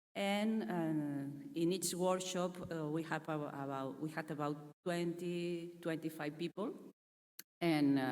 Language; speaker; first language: English; non-native, fluent; Catalan